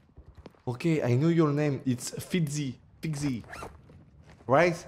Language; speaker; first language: English; non-native, learner; French